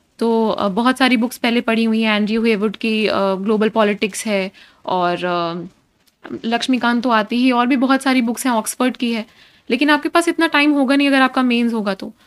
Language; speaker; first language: Hindi; native; Hindi